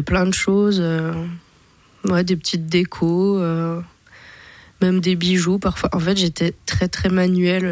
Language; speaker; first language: French; native; French